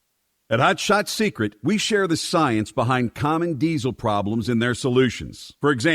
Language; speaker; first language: English; native; English